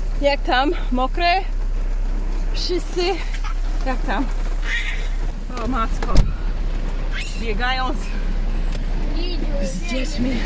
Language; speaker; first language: Polish; non-native, learner; English